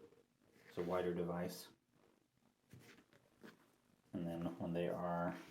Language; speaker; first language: English; native; English